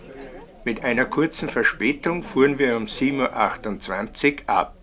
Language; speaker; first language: German; native; German